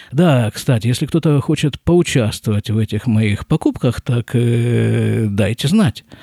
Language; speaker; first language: Russian; native; Russian